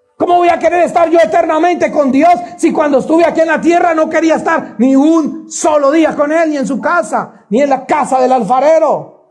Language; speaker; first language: Spanish; native; Spanish